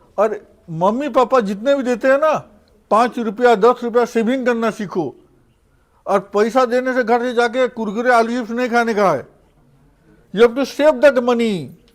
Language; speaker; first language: Hindi; non-native, local second language; Odia